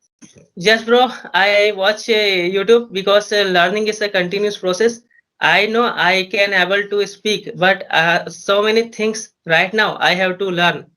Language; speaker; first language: English; non-native, learner; Hindi